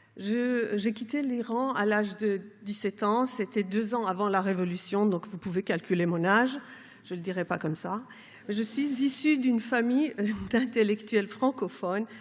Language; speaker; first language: French; non-native, fluent; Persian